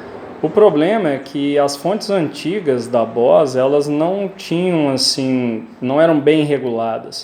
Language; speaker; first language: Portuguese; native; Portuguese